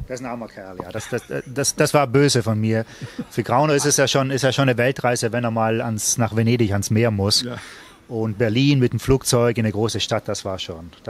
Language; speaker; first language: German; native; German